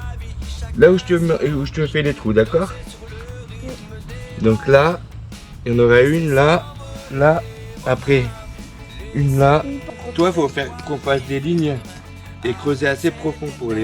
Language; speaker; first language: French; native; French